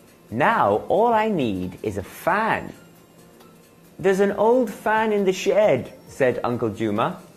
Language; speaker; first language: English; native; English